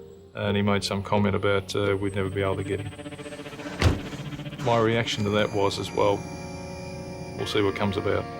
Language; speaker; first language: English; native; English